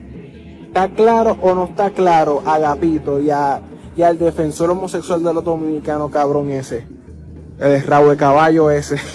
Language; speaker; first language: Spanish; native; Spanish